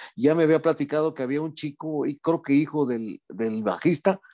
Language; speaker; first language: Spanish; native; Spanish